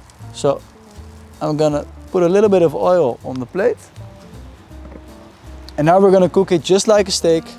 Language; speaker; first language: English; non-native, fluent; Dutch